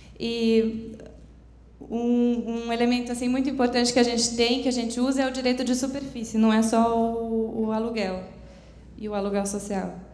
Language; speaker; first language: Portuguese; native; Portuguese